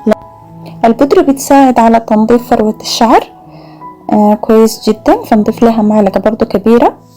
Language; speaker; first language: Arabic; native; Arabic